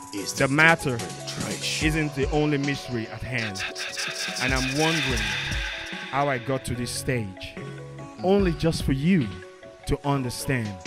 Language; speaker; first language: English; non-native, local second language; Yoruba